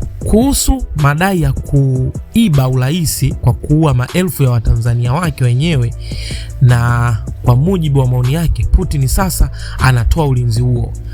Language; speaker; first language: Swahili; native; Swahili